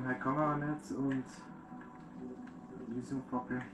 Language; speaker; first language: German; native; German